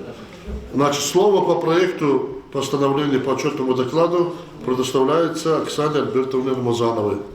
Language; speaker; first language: Russian; non-native, local second language; Lezghian